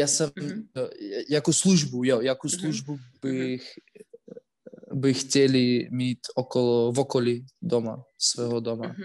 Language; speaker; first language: Czech; non-native, learner; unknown